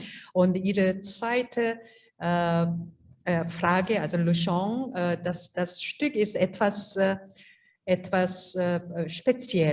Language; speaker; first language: German; non-native, fluent; Korean